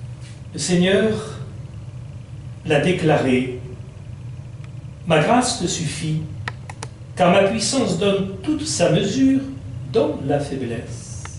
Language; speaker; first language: French; native; French